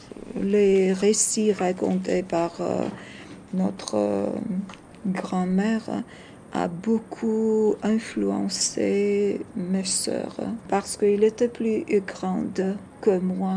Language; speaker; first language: French; non-native, fluent; Georgian